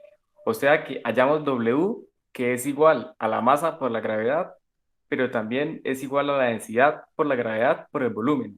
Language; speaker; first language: Spanish; native; Spanish